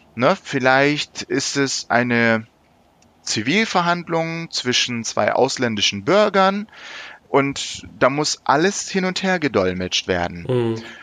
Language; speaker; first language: German; early bilingual, other home language; Turkish